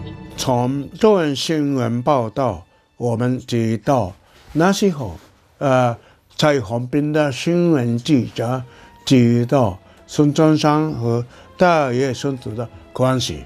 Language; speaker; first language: Chinese; non-native, fluent; Japanese